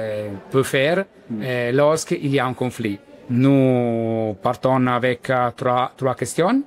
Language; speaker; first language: French; non-native, learner; Italian